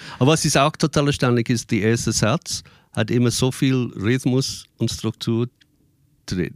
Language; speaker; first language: German; non-native, fluent; English